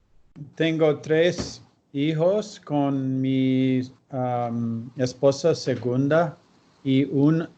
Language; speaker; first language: Spanish; non-native, learner; English